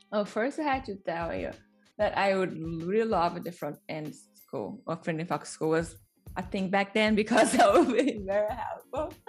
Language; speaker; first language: English; non-native, fluent; Portuguese